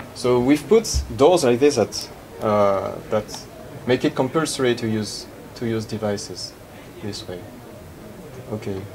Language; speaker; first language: English; non-native, fluent; French